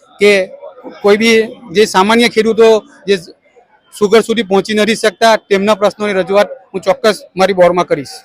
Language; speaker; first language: Gujarati; native; Gujarati